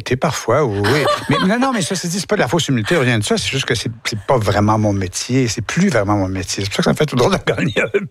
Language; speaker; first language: French; native; French